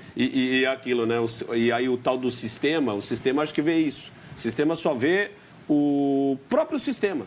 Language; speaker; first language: Portuguese; native; Portuguese